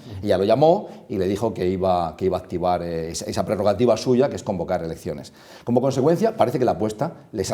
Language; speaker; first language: Spanish; native; Spanish